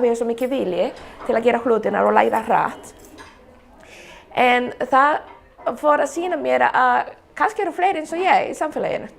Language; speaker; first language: Icelandic; non-native, fluent; Spanish